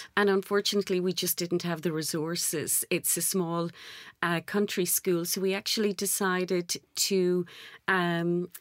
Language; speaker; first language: English; native; English